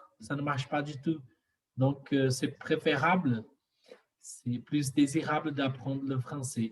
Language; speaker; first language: French; non-native, learner; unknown